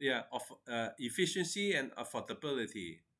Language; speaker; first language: English; non-native, fluent; Chinese